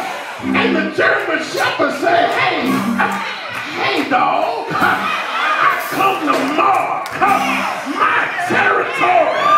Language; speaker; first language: English; native; English